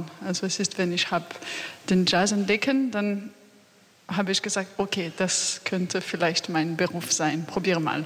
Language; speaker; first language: German; non-native, learner; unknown